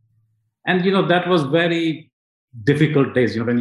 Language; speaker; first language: English; non-native, local second language; Punjabi